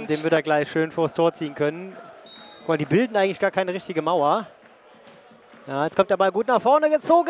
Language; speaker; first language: German; native; German